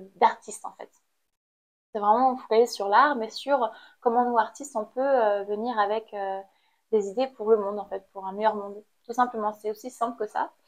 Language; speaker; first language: French; non-native, fluent; Khmer